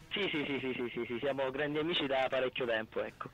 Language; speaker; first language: Italian; native; Italian